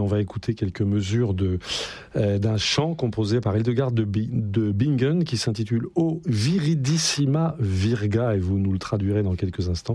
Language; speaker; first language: French; native; French